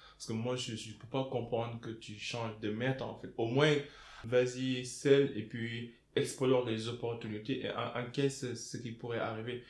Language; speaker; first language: French; non-native, local second language; Wolof